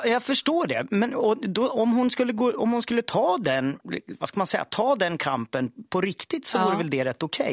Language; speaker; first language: Swedish; native; Swedish